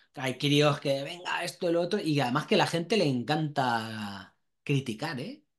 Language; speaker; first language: Spanish; native; Spanish